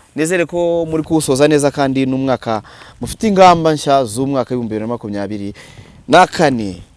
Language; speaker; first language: Kinyarwanda; native; Kinyarwanda